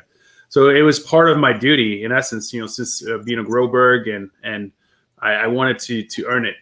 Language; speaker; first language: English; early bilingual, other home language; French